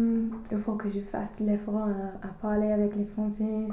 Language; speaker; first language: French; non-native, learner; English